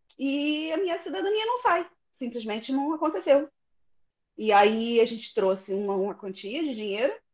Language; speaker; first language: Portuguese; native; Portuguese